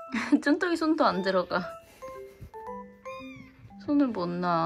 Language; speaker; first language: Korean; native; Korean